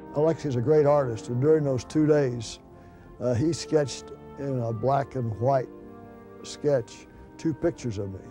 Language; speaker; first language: English; native; English